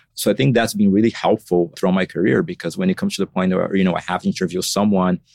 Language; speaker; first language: English; non-native, fluent; Portuguese